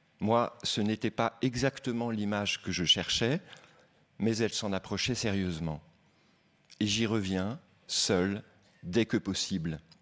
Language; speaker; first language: French; native; French